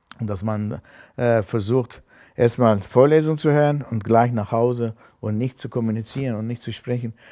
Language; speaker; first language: German; non-native, fluent; Armenian